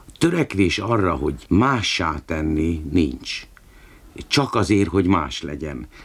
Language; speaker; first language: Hungarian; native; Hungarian